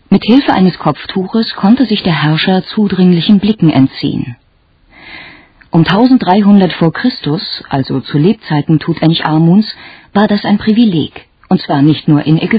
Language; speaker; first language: German; native; German